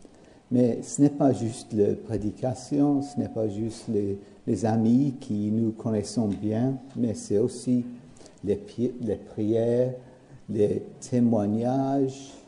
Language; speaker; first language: French; non-native, learner; English